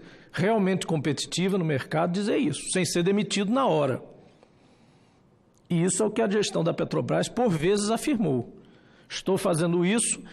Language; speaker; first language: Portuguese; native; Portuguese